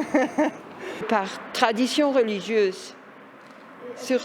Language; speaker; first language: French; native; French